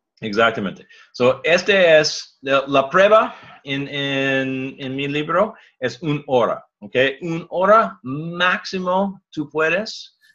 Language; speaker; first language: Spanish; non-native, learner; English